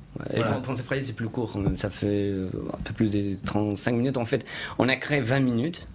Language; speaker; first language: French; non-native, fluent; Spanish